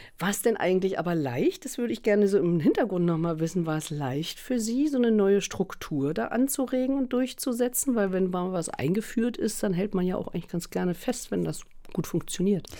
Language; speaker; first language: German; native; German